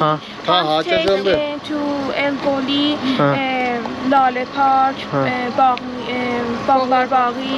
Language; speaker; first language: English; non-native, learner; Azerbaijani